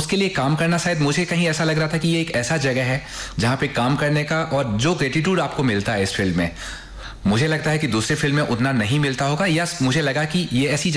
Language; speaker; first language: Hindi; native; Hindi